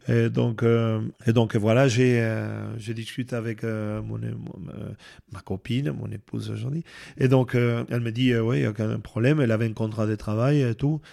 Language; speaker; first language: French; non-native, fluent; Spanish